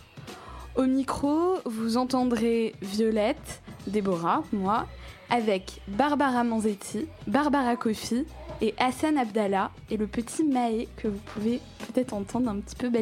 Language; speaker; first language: French; native; French